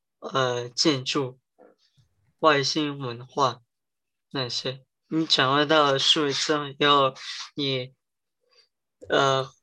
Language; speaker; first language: Chinese; early bilingual, heritage; Chinese